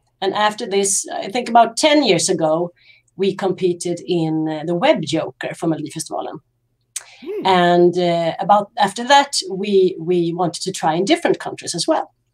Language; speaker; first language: English; non-native, fluent; Swedish